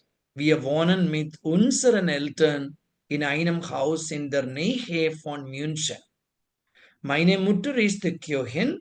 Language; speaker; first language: German; non-native, fluent; Malayalam